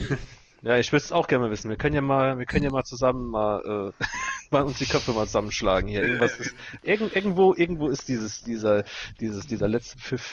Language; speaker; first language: German; native; German